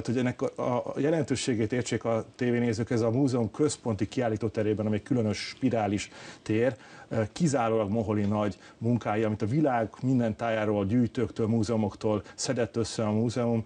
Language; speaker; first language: Hungarian; native; Hungarian